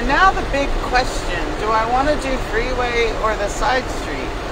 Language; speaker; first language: English; native; English